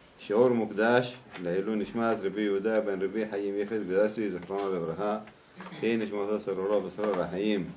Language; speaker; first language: Hebrew; native; Hebrew